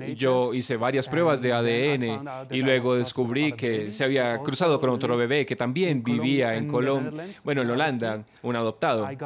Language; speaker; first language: Spanish; non-native, fluent; Dutch